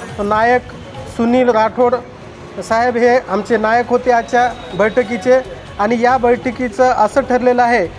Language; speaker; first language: Marathi; non-native, local second language; Lambadi